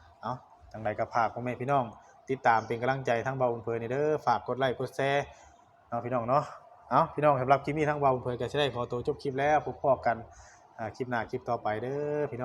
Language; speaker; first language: Thai; non-native, local second language; Lao